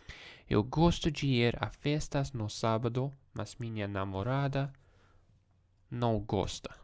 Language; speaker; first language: Portuguese; non-native, learner; English